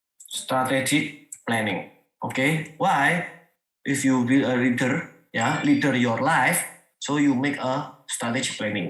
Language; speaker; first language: English; non-native, learner; Indonesian